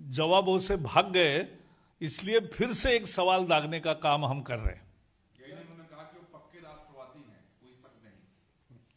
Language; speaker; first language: Hindi; non-native, local second language; Marathi